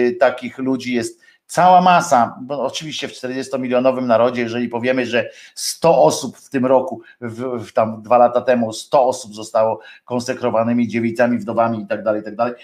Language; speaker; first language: Polish; native; Polish